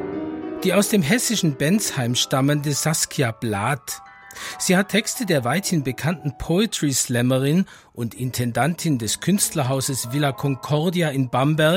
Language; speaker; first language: German; native; German